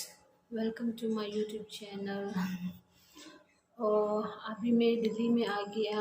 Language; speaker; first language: Hindi; non-native, learner; Tibetan